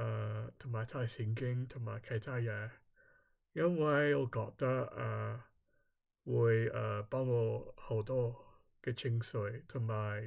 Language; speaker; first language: Cantonese; early bilingual, heritage; Cantonese